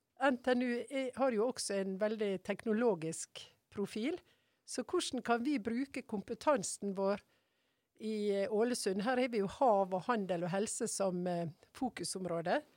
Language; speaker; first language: Norwegian; native; Norwegian